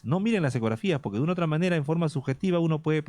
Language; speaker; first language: Spanish; native; Spanish